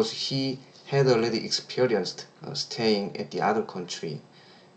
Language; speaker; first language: English; non-native, learner; Korean